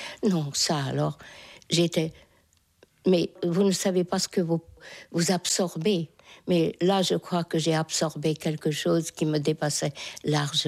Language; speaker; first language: French; non-native, fluent; Hungarian